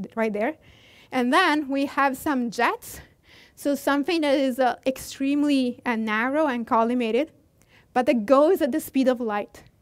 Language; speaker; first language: English; non-native, fluent; Italian